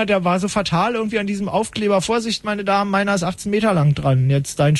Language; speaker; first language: German; native; German